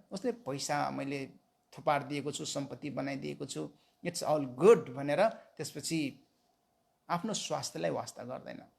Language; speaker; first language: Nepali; non-native, local second language; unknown